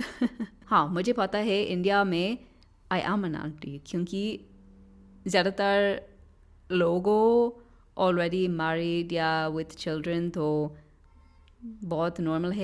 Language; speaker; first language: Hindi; non-native, learner; English